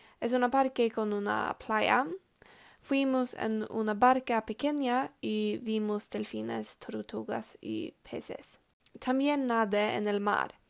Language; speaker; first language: Spanish; non-native, learner; Swedish